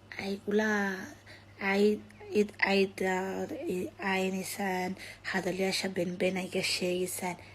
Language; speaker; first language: Somali; early bilingual, heritage; Somali